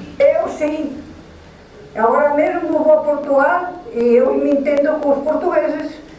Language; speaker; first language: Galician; native; Galician